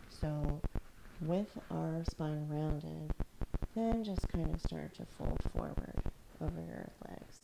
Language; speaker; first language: English; native; English